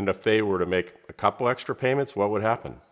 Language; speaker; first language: English; native; English